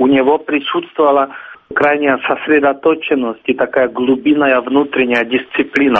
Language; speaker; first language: Russian; non-native, fluent; Czech